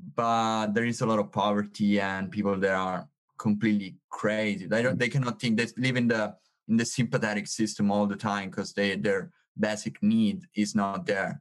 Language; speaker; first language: English; non-native, fluent; Italian